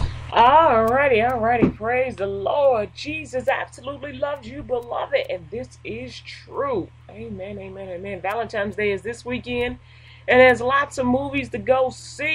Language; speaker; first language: English; native; English